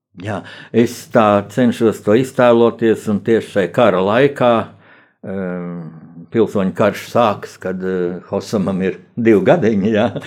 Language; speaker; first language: Latvian; native; Latvian